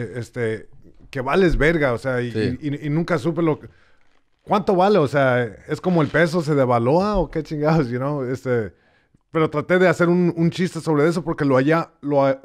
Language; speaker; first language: Spanish; early bilingual, heritage; Spanish